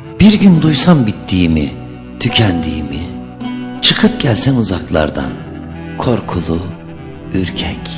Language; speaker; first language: Turkish; native; Turkish